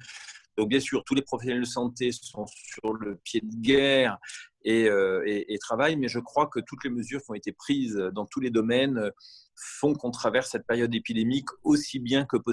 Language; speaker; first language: French; native; French